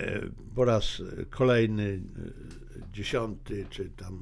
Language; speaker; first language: Polish; native; Polish